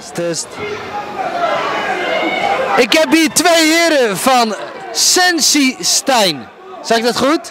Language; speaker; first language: Dutch; native; Dutch